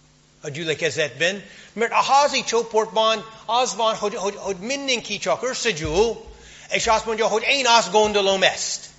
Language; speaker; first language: Hungarian; non-native, fluent; English